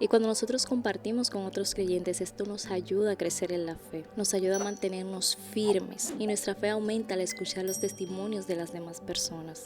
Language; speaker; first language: Spanish; native; Spanish